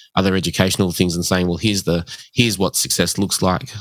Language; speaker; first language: English; early bilingual, other home language; Hindi